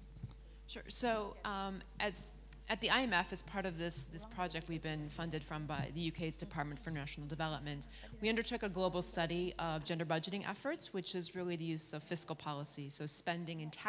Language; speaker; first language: English; non-native, fluent; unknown